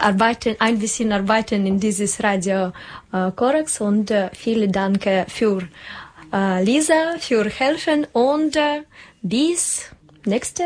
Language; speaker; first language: German; non-native, learner; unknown